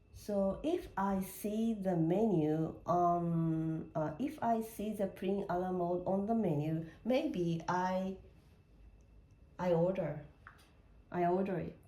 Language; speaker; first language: English; non-native, learner; Japanese